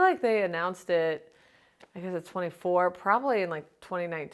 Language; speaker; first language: English; native; English